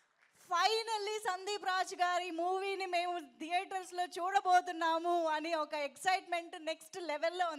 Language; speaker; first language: Telugu; native; Telugu